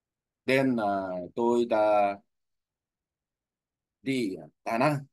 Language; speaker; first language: Vietnamese; non-native, learner; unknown